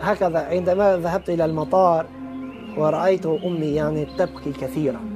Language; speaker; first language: Arabic; non-native, learner; Albanian